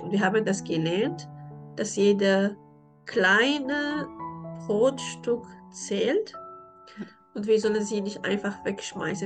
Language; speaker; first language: German; non-native, learner; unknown